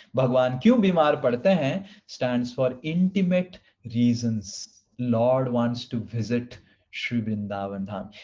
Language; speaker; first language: Hindi; non-native, local second language; Odia